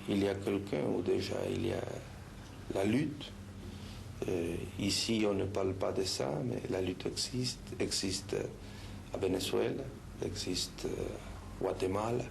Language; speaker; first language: French; non-native, fluent; Spanish